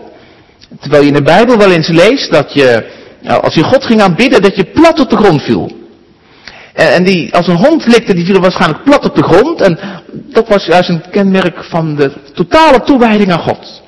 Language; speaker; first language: Dutch; native; Dutch